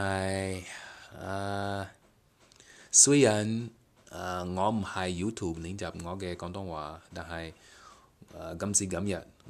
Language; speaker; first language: Cantonese; non-native, learner; English